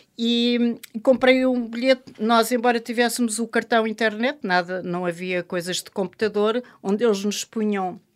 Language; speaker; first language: Portuguese; non-native, local second language; French